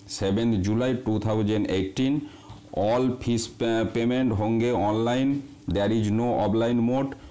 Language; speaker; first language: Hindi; non-native, local second language; Bangla